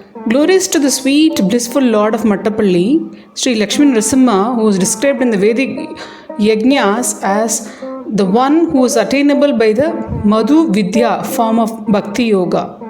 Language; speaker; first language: English; non-native, local second language; Tamil